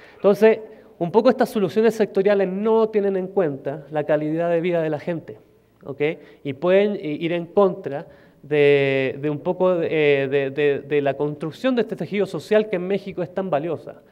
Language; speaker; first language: Spanish; native; Spanish